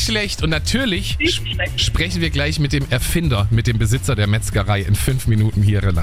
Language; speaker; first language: German; native; German